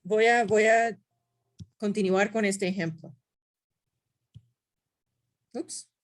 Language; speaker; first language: Spanish; non-native, fluent; English